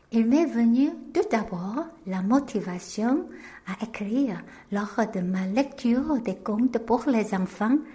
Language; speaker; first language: French; non-native, fluent; Korean